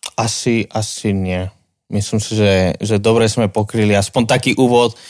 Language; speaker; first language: Slovak; non-native, fluent; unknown